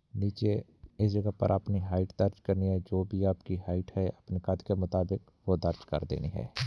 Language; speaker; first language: Urdu; native; Urdu